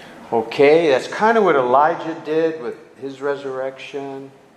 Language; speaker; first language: English; native; English